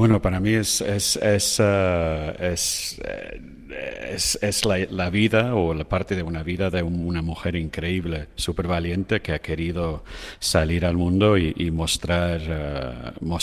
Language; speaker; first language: Spanish; non-native, fluent; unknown